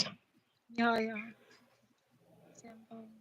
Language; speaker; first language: English; non-native, learner; Hindi